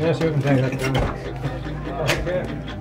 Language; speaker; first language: English; native; English